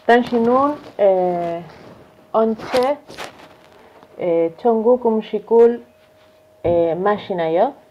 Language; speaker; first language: Korean; non-native, learner; Spanish